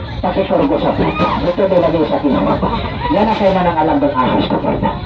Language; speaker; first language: Filipino; non-native, local second language; Cebuano